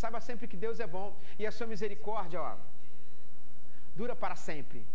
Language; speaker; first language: Portuguese; native; Portuguese